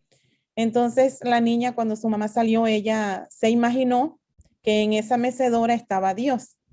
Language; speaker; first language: Spanish; native; Spanish